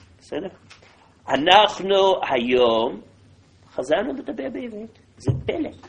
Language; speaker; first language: Hebrew; native; Hebrew